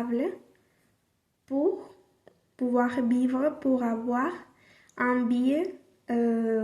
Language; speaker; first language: French; non-native, learner; Spanish